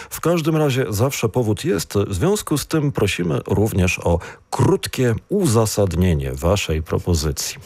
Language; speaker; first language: Polish; native; Polish